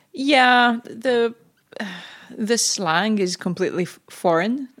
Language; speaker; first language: English; non-native, fluent; Greek